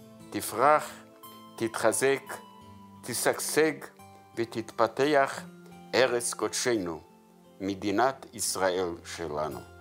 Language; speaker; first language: Hebrew; non-native, fluent; Yiddish